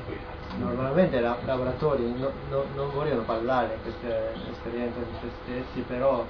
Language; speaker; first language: Italian; non-native, learner; Japanese